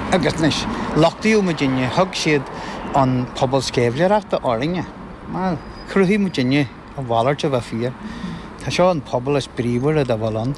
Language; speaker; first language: Irish; non-native, local second language; English